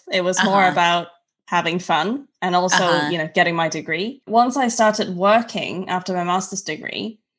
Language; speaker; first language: English; non-native, local second language; Cantonese